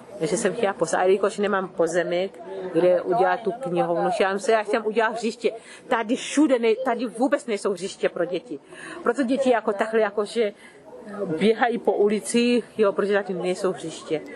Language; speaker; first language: Czech; early bilingual, other home language; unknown